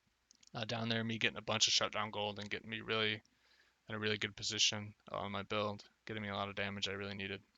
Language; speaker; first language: English; native; English